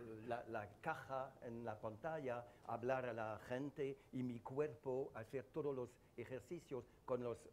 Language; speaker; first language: Spanish; non-native, learner; French